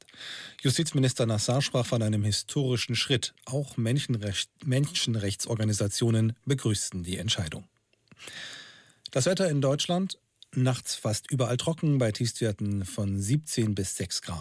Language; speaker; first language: German; native; German